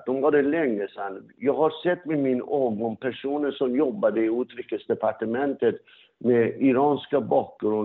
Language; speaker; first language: Swedish; non-native, fluent; Persian